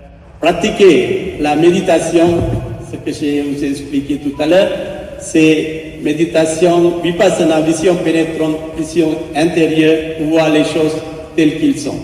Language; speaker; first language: French; non-native, fluent; Sinhala